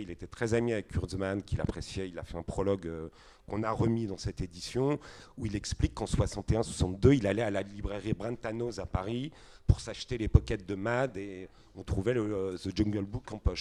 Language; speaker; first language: French; native; French